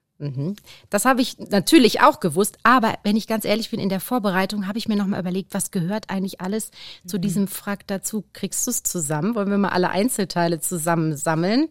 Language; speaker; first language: German; native; German